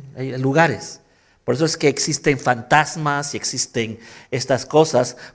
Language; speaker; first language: Spanish; native; Spanish